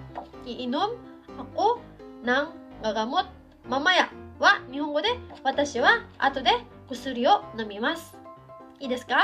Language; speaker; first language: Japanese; non-native, fluent; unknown